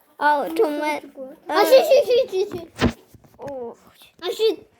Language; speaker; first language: Korean; native; Korean